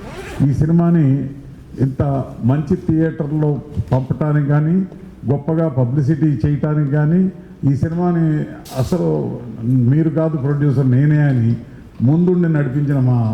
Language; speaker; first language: Telugu; native; Telugu